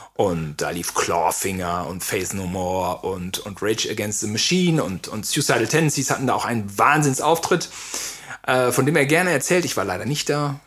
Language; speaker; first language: German; native; German